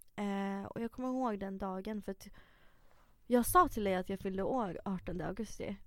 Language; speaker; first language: Swedish; early bilingual, other home language; Russian